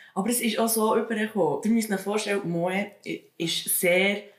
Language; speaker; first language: Swiss German; native; Swiss German